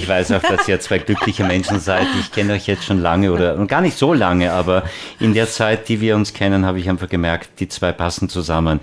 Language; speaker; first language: German; native; German